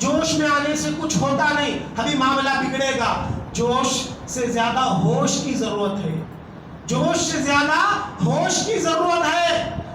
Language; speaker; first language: Urdu; native; Urdu